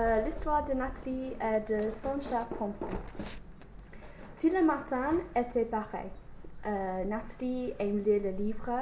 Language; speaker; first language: French; non-native, learner; English